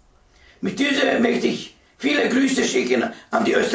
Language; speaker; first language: German; early bilingual, other home language; Serbian